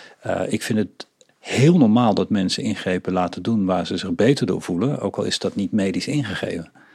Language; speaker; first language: Dutch; native; Dutch